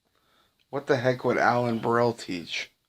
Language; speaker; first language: English; native; English